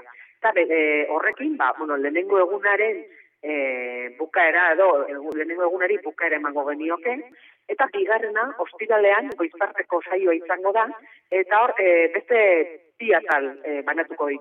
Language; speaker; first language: Basque; native; Basque